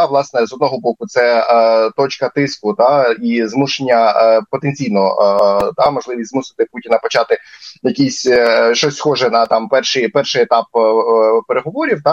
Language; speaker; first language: Ukrainian; native; Ukrainian